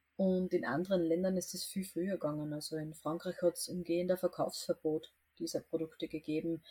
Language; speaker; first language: German; native; German